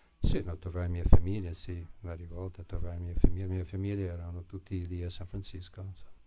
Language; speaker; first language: Italian; non-native, fluent; English